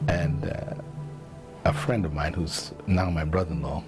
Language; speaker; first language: English; native; English